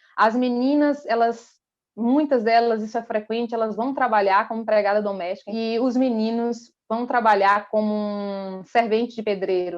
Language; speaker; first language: Portuguese; native; Portuguese